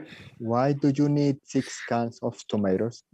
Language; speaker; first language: English; non-native, learner; Spanish